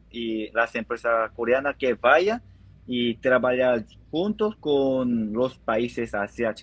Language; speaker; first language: Spanish; non-native, fluent; Korean